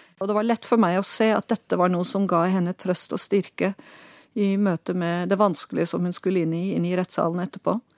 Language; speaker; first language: Norwegian; non-native, fluent; Dutch